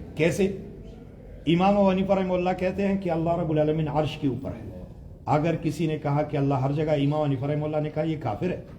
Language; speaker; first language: Urdu; non-native, local second language; Pashto